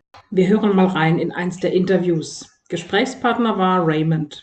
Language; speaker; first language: German; native; German